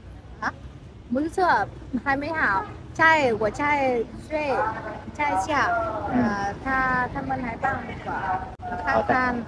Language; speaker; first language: Chinese; non-native, learner; Vietnamese